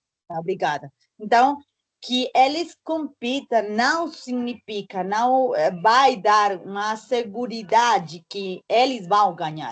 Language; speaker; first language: Portuguese; non-native, learner; Spanish